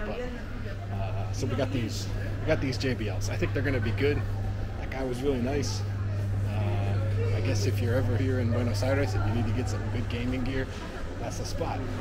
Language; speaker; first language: English; native; English